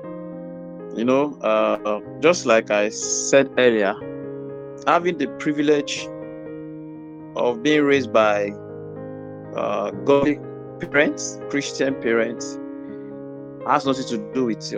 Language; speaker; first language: English; non-native, local second language; Yoruba